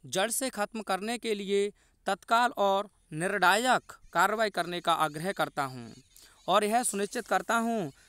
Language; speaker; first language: Hindi; native; Hindi